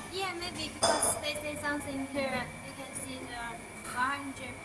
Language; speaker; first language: English; non-native, learner; Korean